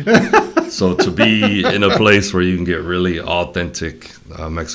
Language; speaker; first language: English; native; English